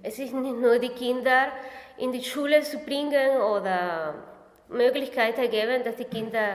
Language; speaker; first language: German; non-native, fluent; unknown